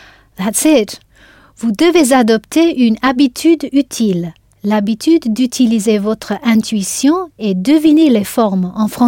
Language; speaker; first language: French; non-native, fluent; English